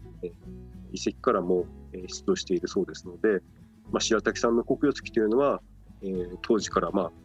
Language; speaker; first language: Japanese; native; Japanese